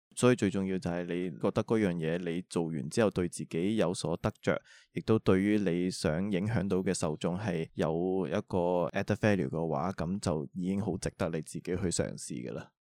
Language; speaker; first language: Cantonese; native; Cantonese